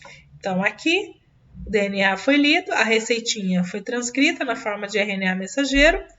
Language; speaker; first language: Portuguese; native; Portuguese